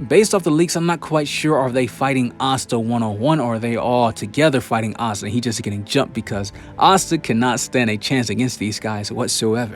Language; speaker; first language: English; native; English